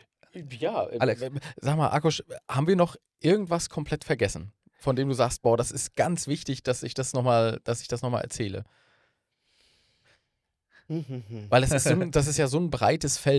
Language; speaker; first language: German; native; German